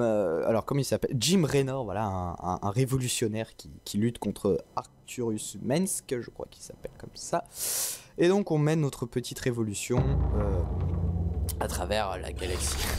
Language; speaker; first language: French; native; French